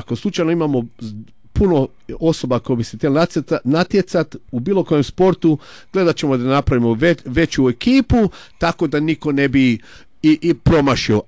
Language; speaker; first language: Croatian; early bilingual, heritage; Croatian